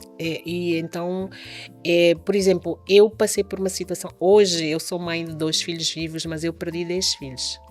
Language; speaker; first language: Portuguese; native; Portuguese